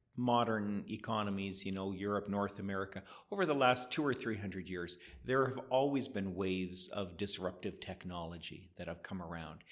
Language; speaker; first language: English; native; English